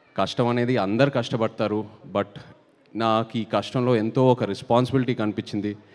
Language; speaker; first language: Telugu; native; Telugu